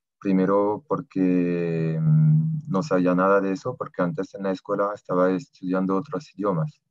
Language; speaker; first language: Spanish; non-native, fluent; French